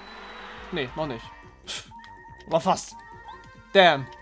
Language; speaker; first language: German; native; German